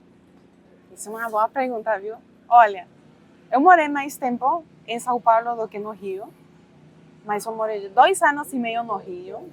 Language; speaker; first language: Portuguese; non-native, fluent; Spanish